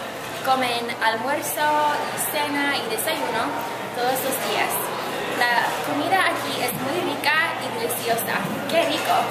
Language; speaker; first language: Spanish; non-native, learner; English